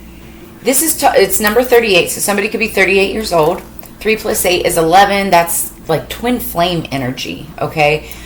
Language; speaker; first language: English; native; English